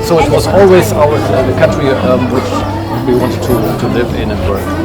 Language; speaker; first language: English; non-native, fluent; German